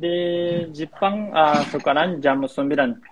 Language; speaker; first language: Indonesian; non-native, fluent; Japanese